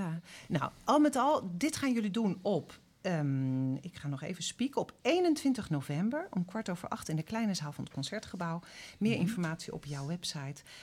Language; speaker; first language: Dutch; native; Dutch